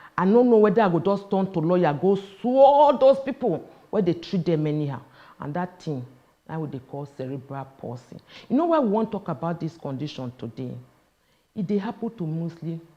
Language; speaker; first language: Nigerian Pidgin; non-native, local second language; Yoruba